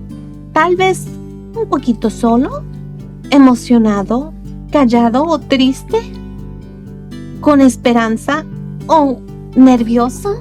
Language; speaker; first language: Spanish; early bilingual, other home language; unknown